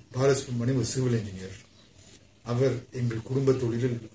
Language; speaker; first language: Tamil; early bilingual, heritage; Tamil